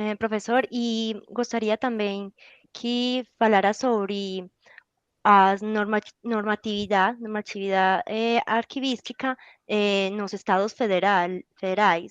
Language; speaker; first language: Portuguese; non-native, learner; Spanish